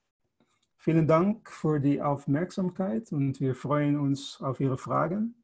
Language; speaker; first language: German; non-native, fluent; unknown